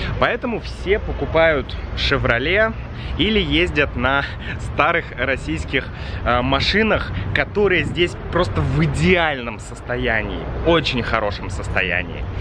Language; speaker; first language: Russian; native; Russian